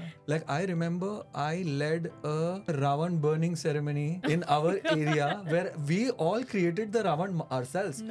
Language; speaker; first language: English; non-native, local second language; Hindi